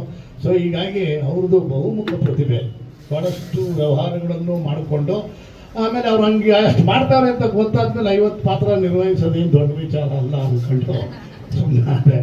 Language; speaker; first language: Kannada; native; Kannada